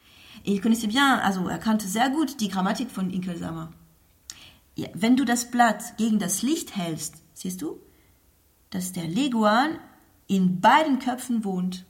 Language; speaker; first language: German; non-native, fluent; French